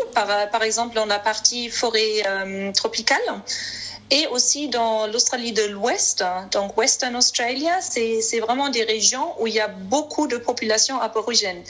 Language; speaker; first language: French; non-native, fluent; German